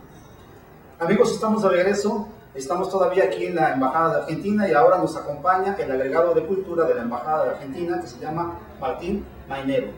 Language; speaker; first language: Spanish; native; Spanish